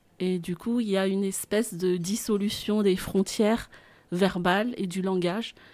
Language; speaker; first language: French; non-native, local second language; Malagasy